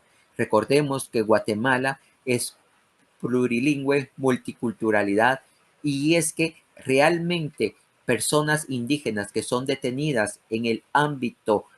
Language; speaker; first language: Spanish; native; Spanish